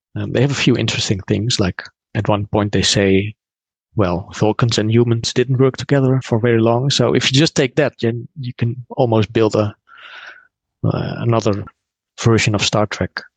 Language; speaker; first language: English; non-native, fluent; Dutch